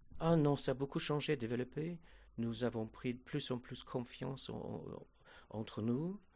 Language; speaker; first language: French; non-native, fluent; English